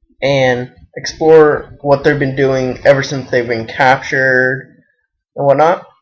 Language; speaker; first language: English; native; English